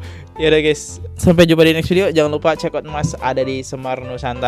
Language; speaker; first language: Indonesian; native; Indonesian